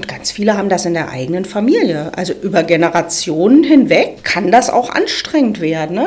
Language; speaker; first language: German; native; German